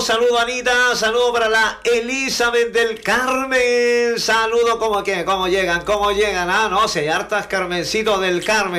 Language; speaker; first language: Spanish; native; Spanish